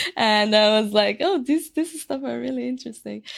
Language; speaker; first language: English; non-native, fluent; Persian